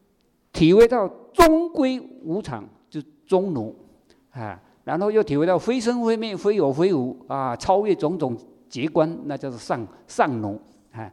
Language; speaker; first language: Chinese; native; Chinese